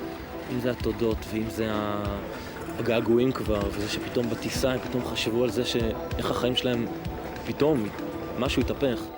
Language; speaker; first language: Hebrew; native; Hebrew